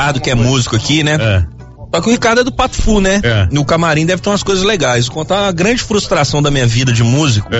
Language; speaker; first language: Portuguese; native; Portuguese